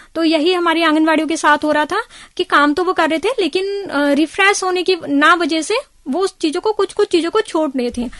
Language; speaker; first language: Hindi; native; Hindi